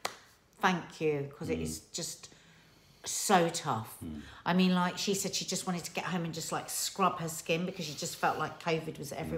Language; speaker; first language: English; native; English